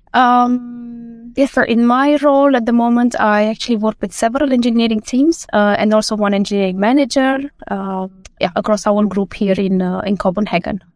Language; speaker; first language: English; non-native, fluent; Romanian